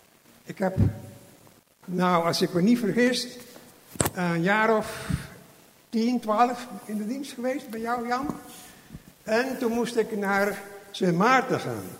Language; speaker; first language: Dutch; non-native, fluent; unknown